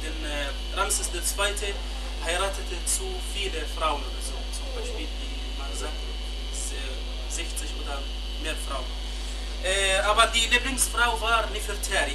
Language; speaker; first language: German; non-native, fluent; Arabic